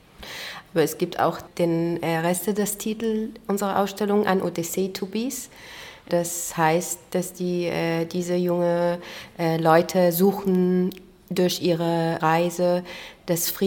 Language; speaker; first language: German; non-native, fluent; Arabic